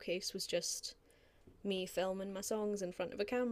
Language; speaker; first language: English; native; English